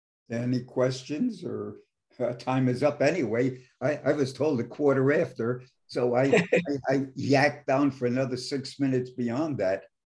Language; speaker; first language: English; native; English